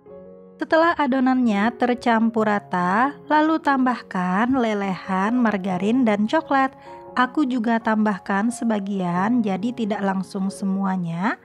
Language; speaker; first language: Indonesian; native; Indonesian